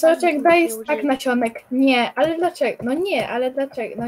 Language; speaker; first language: Polish; native; Polish